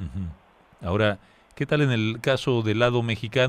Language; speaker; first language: Spanish; native; Spanish